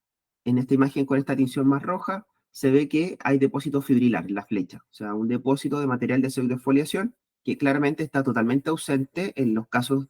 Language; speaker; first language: Spanish; native; Spanish